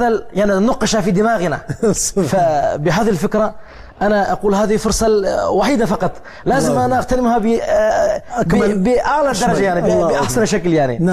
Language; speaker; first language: Arabic; non-native, fluent; Turkish